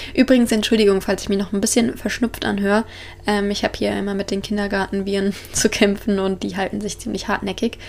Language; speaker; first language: German; native; German